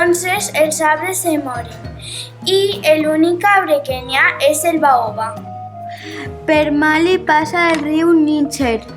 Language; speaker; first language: Catalan; non-native, local second language; Spanish